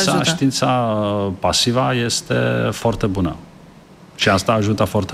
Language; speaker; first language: Romanian; non-native, learner; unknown